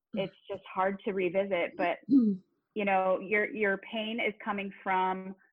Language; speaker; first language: English; native; English